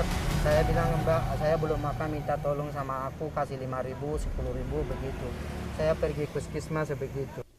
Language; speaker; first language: Indonesian; non-native, learner; Rohingya